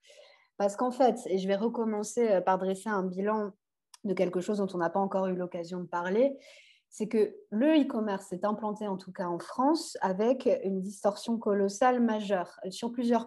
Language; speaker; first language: French; native; French